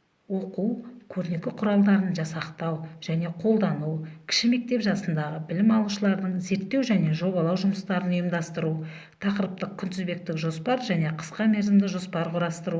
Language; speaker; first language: Kazakh; native; Kazakh